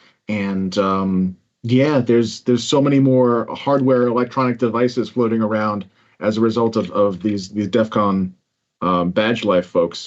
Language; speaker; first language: English; native; English